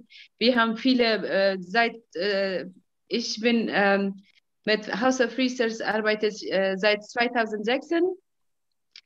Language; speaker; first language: German; non-native, fluent; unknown